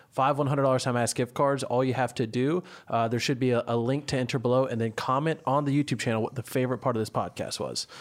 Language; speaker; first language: English; native; English